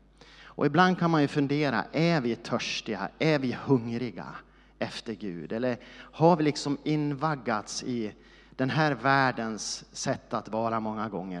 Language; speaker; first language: Swedish; native; Swedish